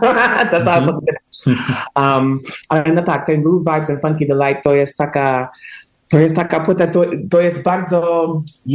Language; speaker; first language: Polish; early bilingual, heritage; English